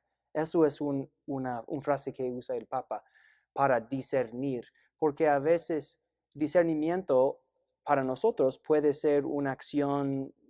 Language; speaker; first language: Spanish; non-native, fluent; English